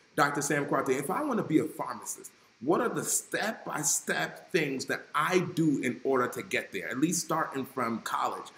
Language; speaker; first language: English; native; English